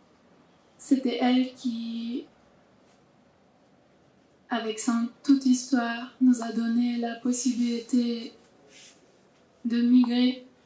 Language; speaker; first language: French; non-native, learner; Russian